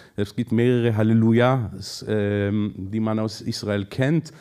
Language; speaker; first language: German; non-native, fluent; Hebrew